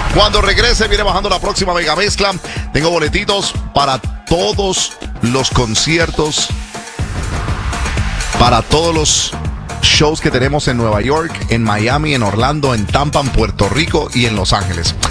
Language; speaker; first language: Spanish; native; Spanish